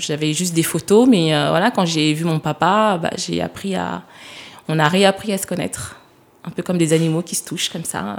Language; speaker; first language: French; early bilingual, other home language; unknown